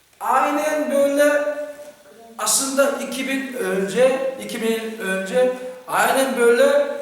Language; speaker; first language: Turkish; non-native, fluent; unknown